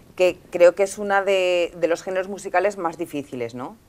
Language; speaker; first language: Spanish; native; Spanish